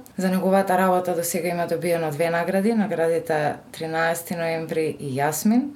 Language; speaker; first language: Macedonian; native; Macedonian